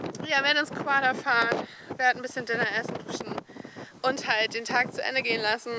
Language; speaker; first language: German; native; German